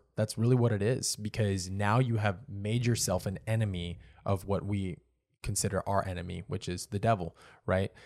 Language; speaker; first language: English; native; English